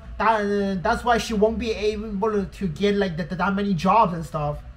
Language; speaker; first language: English; non-native, fluent; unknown